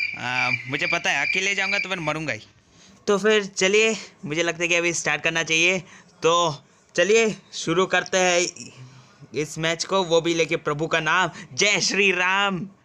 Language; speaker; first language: Hindi; native; Hindi